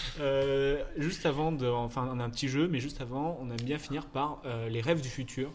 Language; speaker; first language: French; native; French